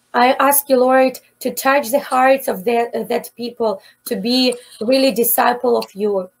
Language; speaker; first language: English; non-native, fluent; Ukrainian